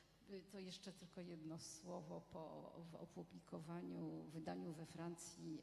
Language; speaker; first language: Polish; non-native, fluent; French